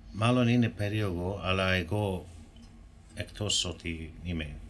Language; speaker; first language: Greek; non-native, fluent; English